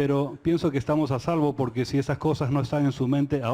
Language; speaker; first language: Spanish; native; Spanish